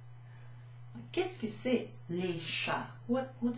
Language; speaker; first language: French; non-native, fluent; English